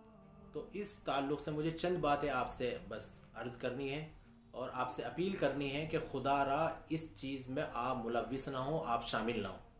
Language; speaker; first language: Urdu; native; Urdu